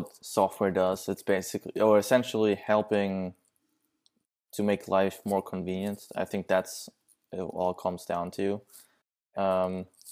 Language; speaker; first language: English; non-native, fluent; German